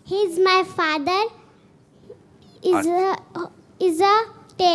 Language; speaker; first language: English; non-native, learner; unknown